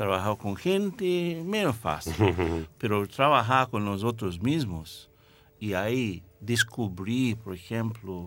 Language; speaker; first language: Spanish; non-native, fluent; English